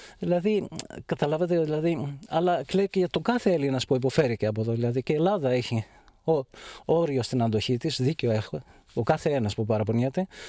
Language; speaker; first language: Greek; non-native, fluent; Arabic